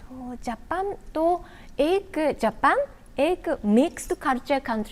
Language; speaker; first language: Hindi; non-native, learner; Japanese